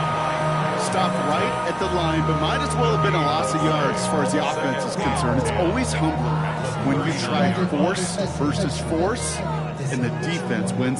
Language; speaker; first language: English; native; English